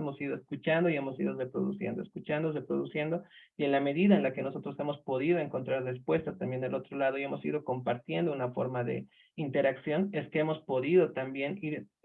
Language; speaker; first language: Spanish; native; Spanish